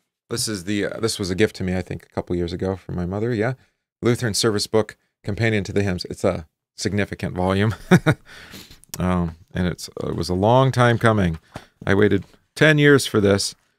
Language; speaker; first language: English; native; English